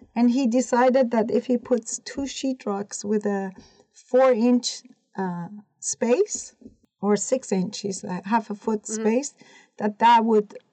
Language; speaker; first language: English; non-native, fluent; Persian